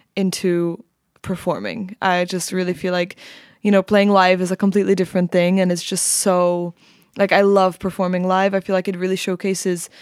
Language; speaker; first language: English; non-native, fluent; Czech